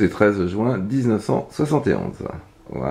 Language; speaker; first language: French; native; French